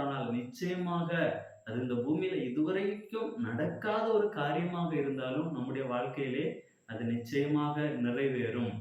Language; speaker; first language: Tamil; native; Tamil